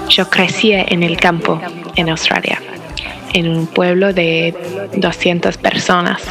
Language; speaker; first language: Spanish; non-native, fluent; English